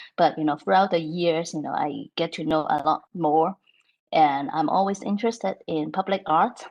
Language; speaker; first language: English; non-native, local second language; Cantonese